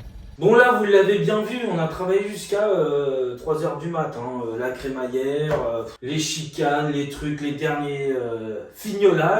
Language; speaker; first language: French; native; French